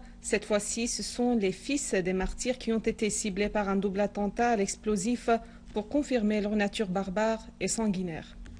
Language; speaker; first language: French; non-native, fluent; Arabic